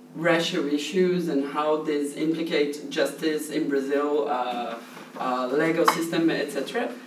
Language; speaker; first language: English; non-native, learner; Portuguese